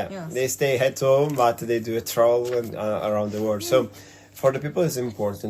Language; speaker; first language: English; non-native, learner; Italian